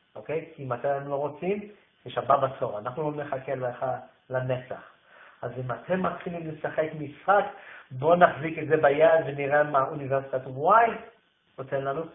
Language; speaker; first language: Hebrew; non-native, fluent; English